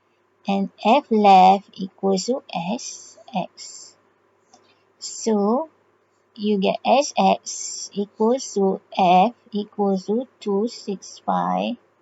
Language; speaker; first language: English; non-native, local second language; Malay